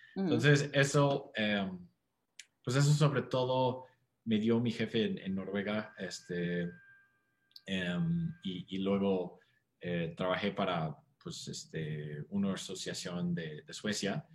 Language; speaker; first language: Spanish; non-native, fluent; English